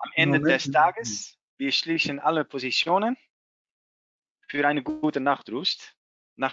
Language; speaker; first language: German; non-native, learner; Dutch